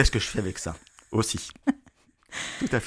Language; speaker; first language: French; native; French